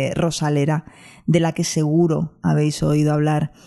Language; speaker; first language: Spanish; non-native, local second language; Catalan